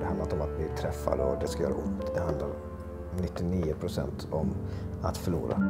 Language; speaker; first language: Swedish; native; Swedish